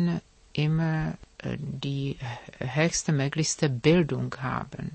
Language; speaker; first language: German; non-native, fluent; Czech